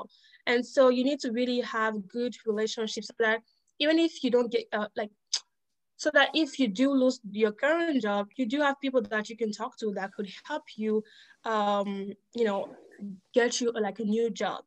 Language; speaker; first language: English; non-native, fluent; French